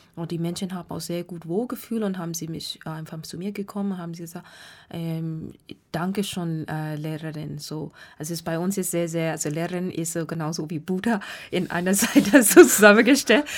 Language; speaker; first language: German; non-native, learner; Burmese